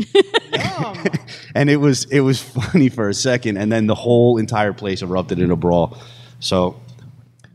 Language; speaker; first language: English; native; English